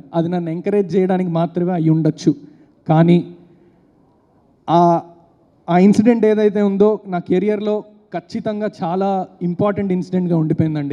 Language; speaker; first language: Telugu; native; Telugu